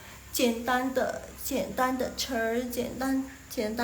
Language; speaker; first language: Chinese; non-native, fluent; Indonesian